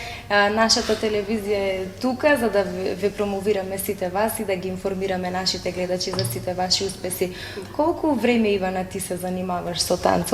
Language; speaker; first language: Macedonian; native; Macedonian